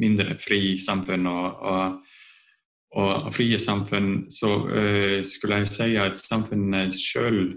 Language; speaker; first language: Norwegian; non-native, fluent; Estonian